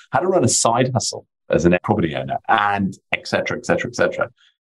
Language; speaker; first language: English; native; English